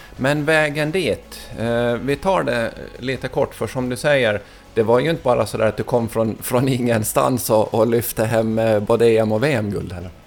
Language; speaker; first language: Swedish; native; Swedish